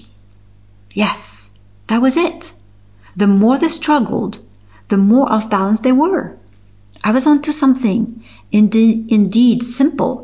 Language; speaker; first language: English; non-native, fluent; French